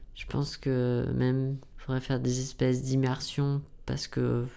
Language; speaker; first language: French; native; French